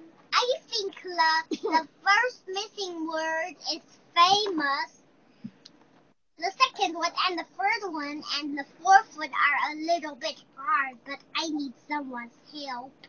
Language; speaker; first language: English; non-native, learner; Chinese